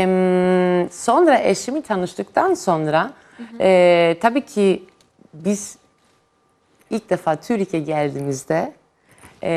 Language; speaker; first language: Turkish; non-native, fluent; Greek